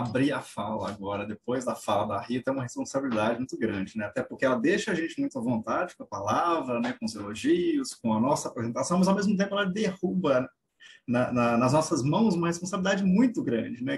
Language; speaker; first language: Portuguese; native; Portuguese